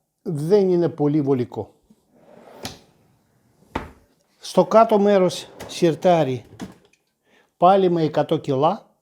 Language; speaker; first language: Greek; non-native, fluent; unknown